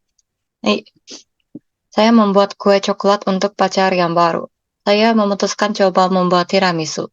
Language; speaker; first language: Indonesian; non-native, learner; Japanese